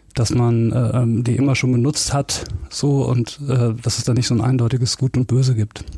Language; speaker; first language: German; native; German